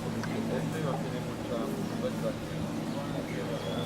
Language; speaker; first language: Spanish; non-native, learner; French